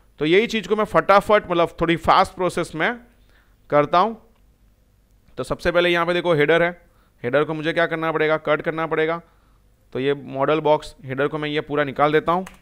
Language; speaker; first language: Hindi; non-native, local second language; Gujarati